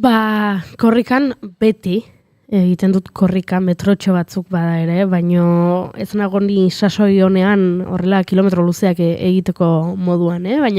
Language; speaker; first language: Basque; native; Basque